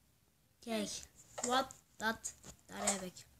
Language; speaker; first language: Dutch; early bilingual, other home language; Turkish